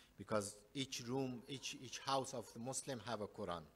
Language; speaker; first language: English; non-native, learner; Persian